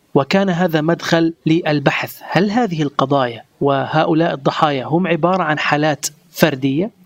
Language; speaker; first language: Arabic; native; Arabic